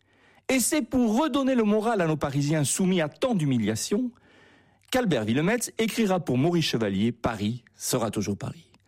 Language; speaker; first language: French; native; French